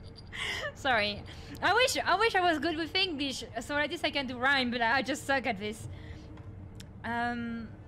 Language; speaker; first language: English; non-native, fluent; French